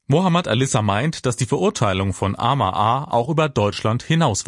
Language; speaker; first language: German; native; German